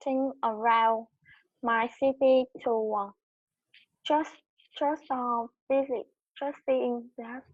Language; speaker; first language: English; non-native, learner; Vietnamese